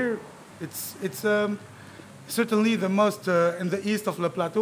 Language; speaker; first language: English; non-native, fluent; Arabic